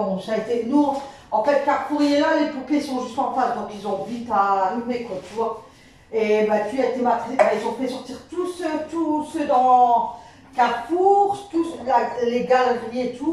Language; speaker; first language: French; native; French